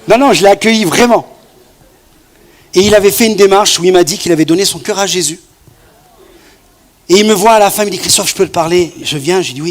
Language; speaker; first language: French; native; French